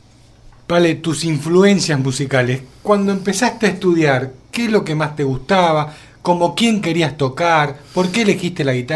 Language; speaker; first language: Spanish; native; Spanish